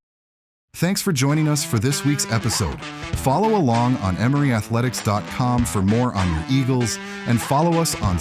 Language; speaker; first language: English; native; English